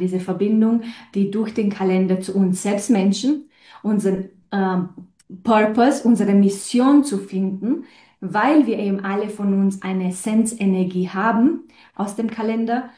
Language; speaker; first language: German; non-native, fluent; Romanian